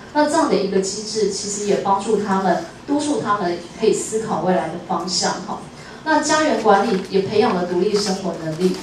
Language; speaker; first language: Chinese; native; Chinese